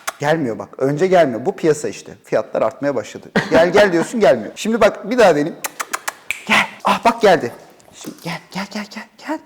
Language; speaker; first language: Turkish; native; Turkish